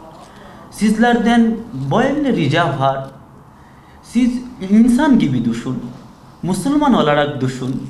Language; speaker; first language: Turkish; non-native, learner; Bangla